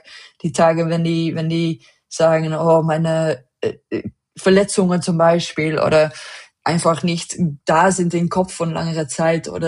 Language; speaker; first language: German; non-native, fluent; Dutch